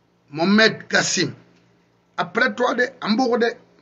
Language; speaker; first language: French; non-native, local second language; Susu